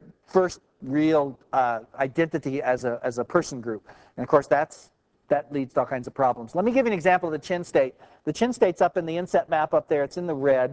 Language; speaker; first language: English; native; English